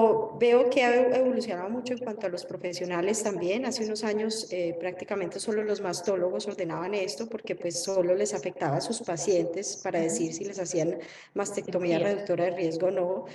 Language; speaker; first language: Spanish; native; Spanish